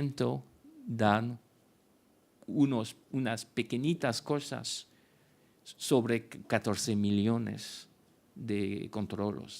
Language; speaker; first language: Spanish; non-native, fluent; French